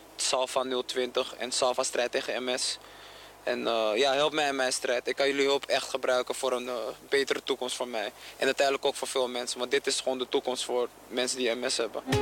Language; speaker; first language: Dutch; native; Dutch